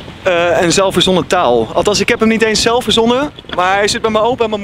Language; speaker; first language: Dutch; native; Dutch